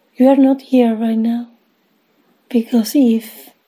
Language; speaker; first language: English; non-native, fluent; Spanish